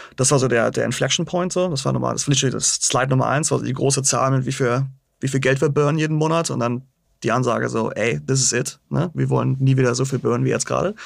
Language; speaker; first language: German; native; German